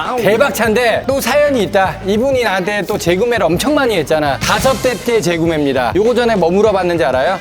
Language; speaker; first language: Korean; native; Korean